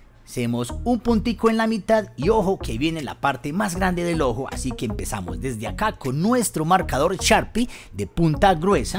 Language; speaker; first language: Spanish; native; Spanish